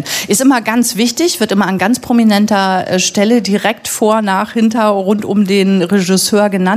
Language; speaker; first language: German; native; German